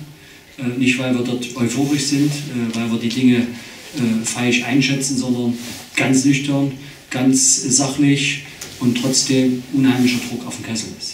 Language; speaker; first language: German; native; German